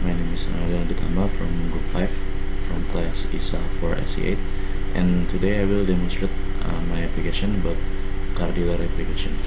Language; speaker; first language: English; non-native, learner; Indonesian